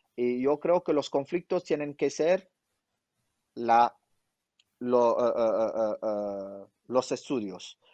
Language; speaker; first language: Spanish; non-native, fluent; French